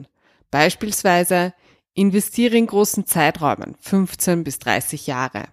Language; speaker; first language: German; native; German